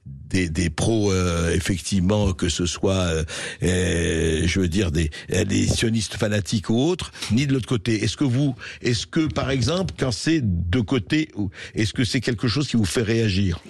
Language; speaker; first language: French; native; French